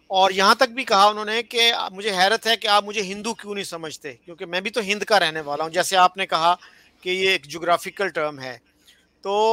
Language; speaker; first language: Urdu; native; Urdu